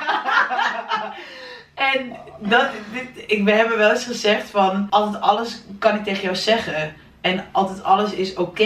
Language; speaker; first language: Dutch; native; Dutch